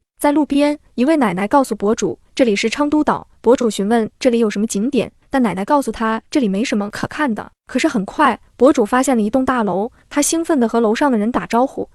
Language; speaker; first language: Chinese; native; Chinese